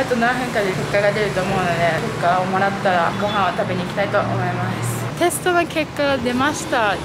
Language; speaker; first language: Japanese; native; Japanese